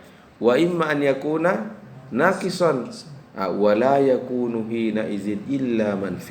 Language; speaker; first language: Arabic; non-native, fluent; Indonesian